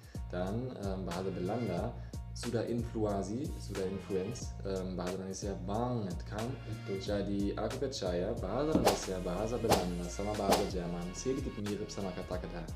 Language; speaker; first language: Indonesian; non-native, learner; German